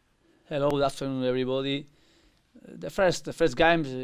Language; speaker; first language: English; non-native, learner; Spanish